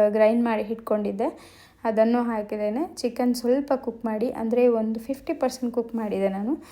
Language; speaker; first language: Kannada; native; Kannada